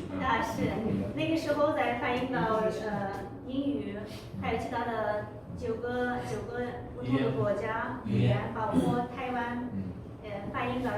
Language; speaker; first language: Chinese; non-native, local second language; Uyghur